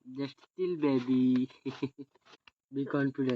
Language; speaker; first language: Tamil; non-native, learner; Odia